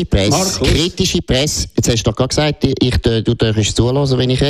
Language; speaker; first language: German; native; German